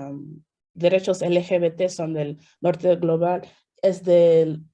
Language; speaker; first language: Spanish; non-native, fluent; English